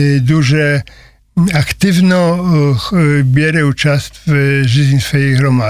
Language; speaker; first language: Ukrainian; non-native, learner; Polish